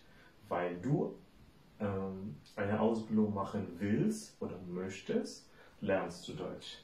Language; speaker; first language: German; non-native, fluent; Bangla